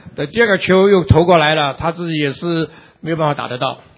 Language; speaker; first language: Chinese; native; Chinese